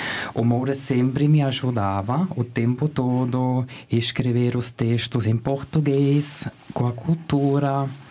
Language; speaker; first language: Portuguese; non-native, fluent; German